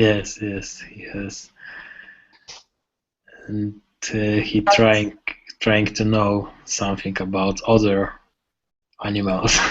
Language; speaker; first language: English; non-native, learner; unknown